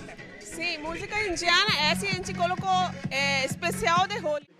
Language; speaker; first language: Portuguese; non-native, learner; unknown